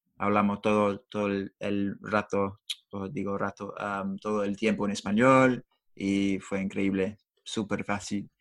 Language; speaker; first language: Spanish; non-native, fluent; English